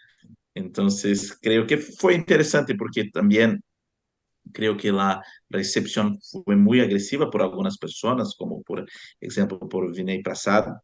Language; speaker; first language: Spanish; non-native, fluent; Portuguese